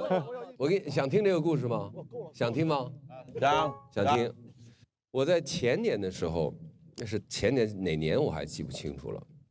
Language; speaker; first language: Chinese; native; Chinese